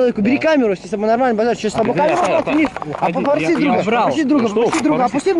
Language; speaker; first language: Russian; native; Russian